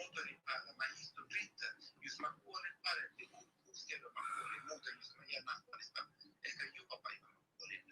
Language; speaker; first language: Finnish; non-native, learner; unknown